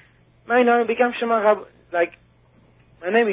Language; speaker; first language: Persian; early bilingual, heritage; Persian